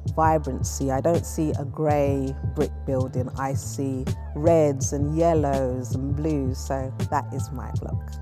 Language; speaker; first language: English; native; English